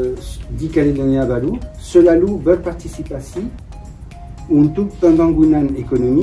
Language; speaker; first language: Indonesian; non-native, learner; French